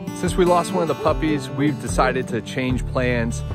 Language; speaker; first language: English; native; English